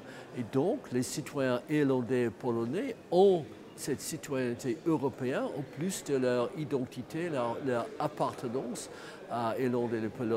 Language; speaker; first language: French; non-native, fluent; English